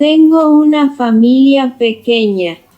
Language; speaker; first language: Spanish; non-native, learner; Haitian Creole